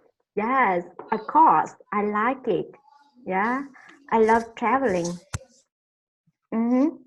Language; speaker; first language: English; non-native, learner; Vietnamese